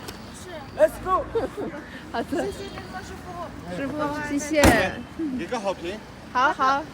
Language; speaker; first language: Chinese; non-native, learner; Indonesian